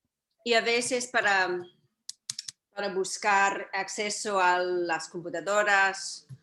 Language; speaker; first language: Spanish; non-native, fluent; English